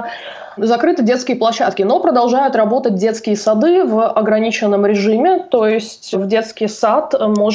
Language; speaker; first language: Russian; native; Russian